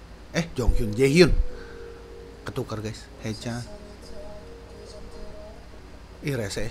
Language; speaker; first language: Indonesian; native; Indonesian